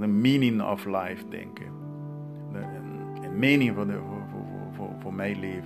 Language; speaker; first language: Dutch; non-native, learner; Portuguese